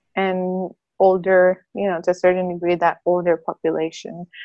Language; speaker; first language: English; non-native, fluent; Spanish